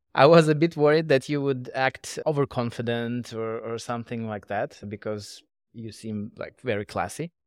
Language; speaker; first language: English; non-native, fluent; Russian